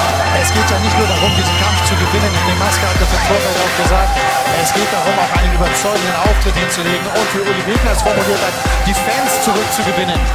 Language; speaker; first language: German; native; German